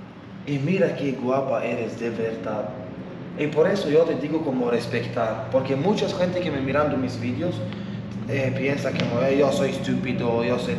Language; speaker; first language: Spanish; non-native, learner; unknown